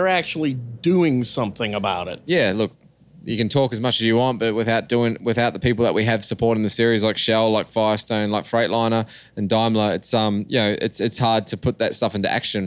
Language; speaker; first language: English; native; English